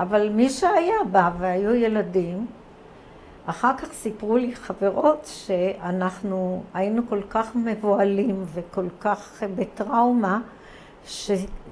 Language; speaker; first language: Hebrew; early bilingual, other home language; Croatian